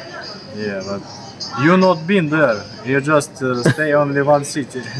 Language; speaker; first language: English; non-native, learner; Russian